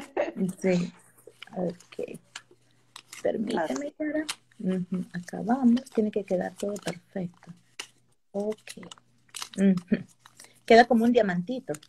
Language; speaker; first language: Spanish; native; Spanish